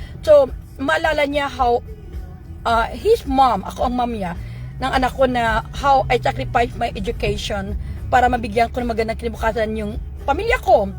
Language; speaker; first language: Filipino; non-native, local second language; Hiligaynon